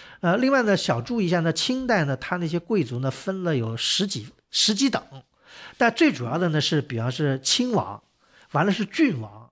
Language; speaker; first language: Chinese; native; Chinese